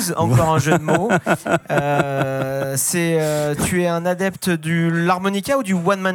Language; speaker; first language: French; native; French